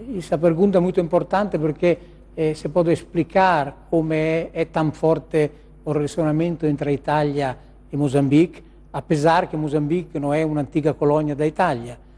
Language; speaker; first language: Portuguese; non-native, learner; Italian